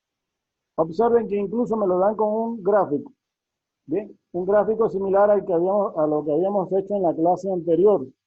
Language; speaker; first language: Spanish; native; Spanish